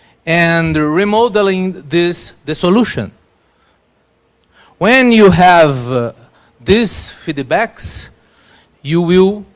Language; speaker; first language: English; non-native, learner; Portuguese